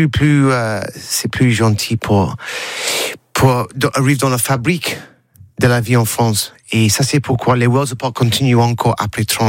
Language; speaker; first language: French; non-native, learner; English